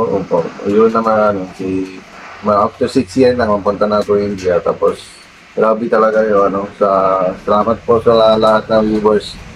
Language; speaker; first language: Filipino; non-native, learner; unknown